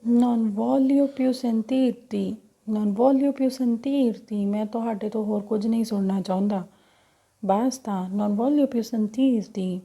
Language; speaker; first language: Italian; non-native, fluent; Punjabi